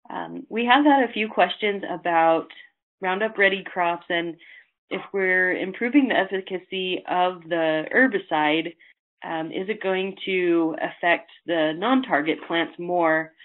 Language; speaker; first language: English; native; English